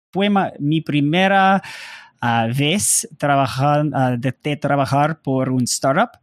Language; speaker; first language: Spanish; non-native, learner; English